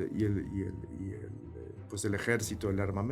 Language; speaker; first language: Spanish; non-native, fluent; Polish